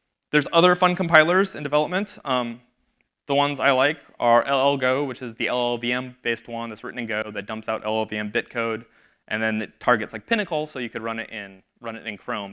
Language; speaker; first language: English; native; English